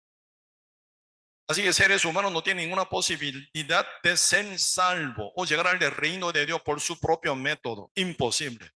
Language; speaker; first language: Spanish; non-native, learner; Korean